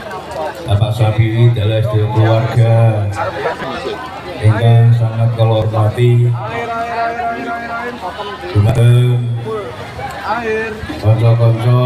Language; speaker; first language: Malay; non-native, local second language; Javanese